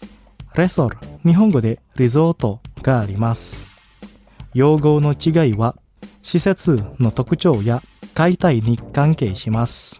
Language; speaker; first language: Japanese; non-native, fluent; Indonesian